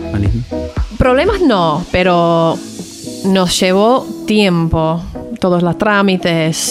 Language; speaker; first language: Spanish; non-native, learner; English